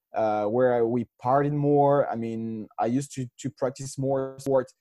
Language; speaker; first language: English; non-native, fluent; French